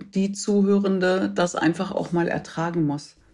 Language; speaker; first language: German; native; German